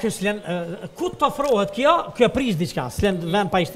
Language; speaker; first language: Albanian; native; Albanian